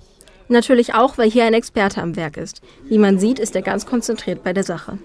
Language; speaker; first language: German; native; German